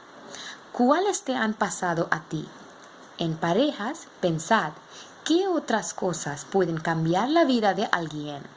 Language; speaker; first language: Spanish; non-native, learner; English